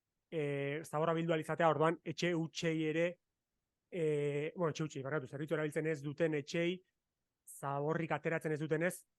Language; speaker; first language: Basque; native; Basque